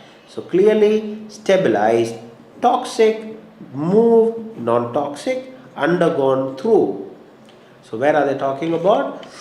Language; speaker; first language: English; non-native, local second language; Malayalam